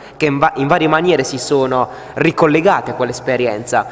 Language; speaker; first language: Italian; native; Italian